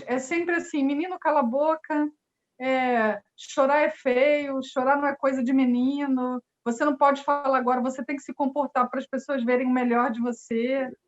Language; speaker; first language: Portuguese; native; Portuguese